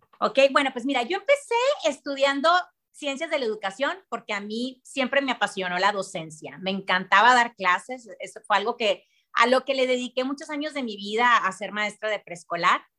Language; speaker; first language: Spanish; native; Spanish